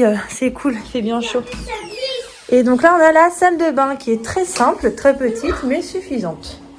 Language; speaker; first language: French; native; French